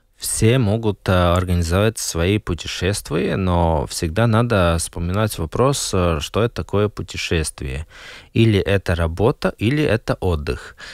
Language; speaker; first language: Russian; non-native, local second language; Latvian